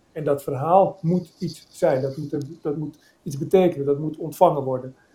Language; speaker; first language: Dutch; early bilingual, other home language; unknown